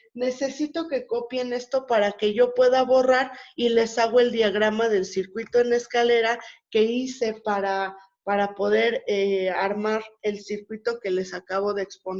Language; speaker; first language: Spanish; native; Spanish